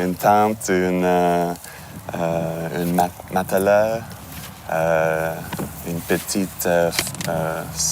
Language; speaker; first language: French; non-native, learner; English